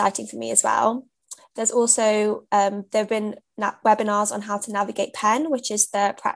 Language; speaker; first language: English; native; English